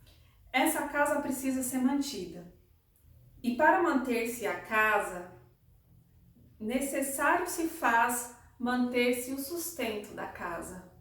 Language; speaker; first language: Portuguese; native; Portuguese